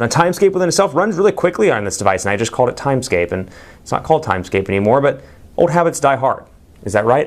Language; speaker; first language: English; native; English